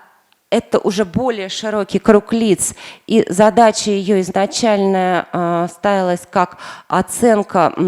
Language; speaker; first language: Russian; native; Russian